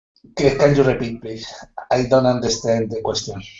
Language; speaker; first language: English; non-native, learner; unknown